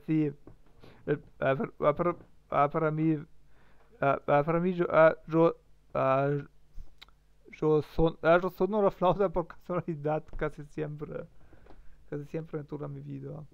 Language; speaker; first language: Spanish; non-native, learner; German